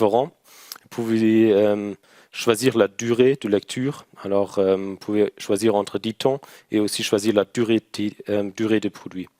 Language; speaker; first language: French; non-native, learner; German